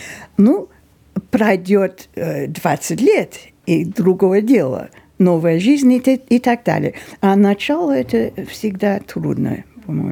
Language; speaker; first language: Russian; non-native, fluent; English